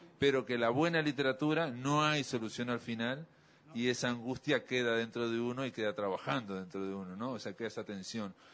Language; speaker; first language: Spanish; native; Spanish